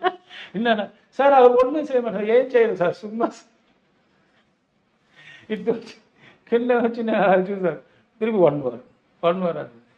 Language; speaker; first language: Telugu; non-native, learner; Tamil